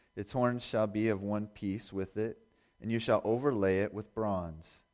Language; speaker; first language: English; native; English